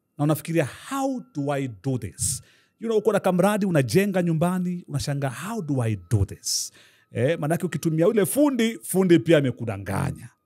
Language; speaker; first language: Swahili; native; Swahili